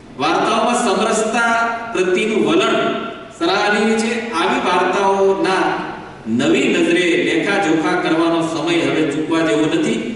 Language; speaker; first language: Gujarati; native; Gujarati